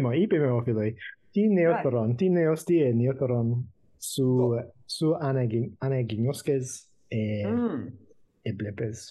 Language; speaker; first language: Greek; non-native, fluent; English